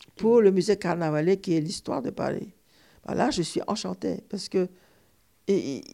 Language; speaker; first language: French; non-native, fluent; Turkish